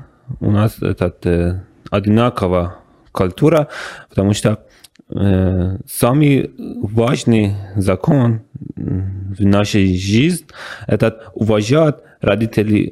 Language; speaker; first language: Russian; non-native, learner; Persian